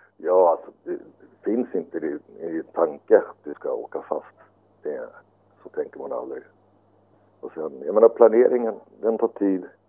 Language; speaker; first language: Swedish; early bilingual, other home language; Finnish